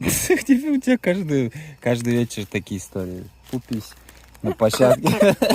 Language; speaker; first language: Russian; native; Russian